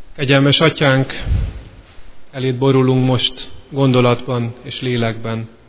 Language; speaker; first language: Hungarian; native; Hungarian